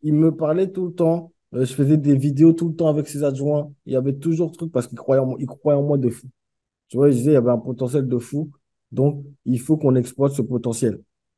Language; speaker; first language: French; native; French